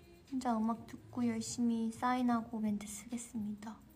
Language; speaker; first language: Korean; native; Korean